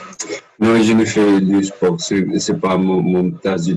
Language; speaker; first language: French; non-native, learner; Spanish